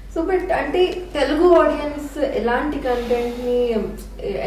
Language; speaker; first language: Telugu; native; Telugu